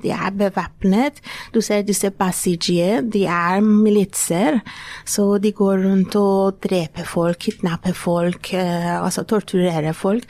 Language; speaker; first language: Norwegian; non-native, fluent; Persian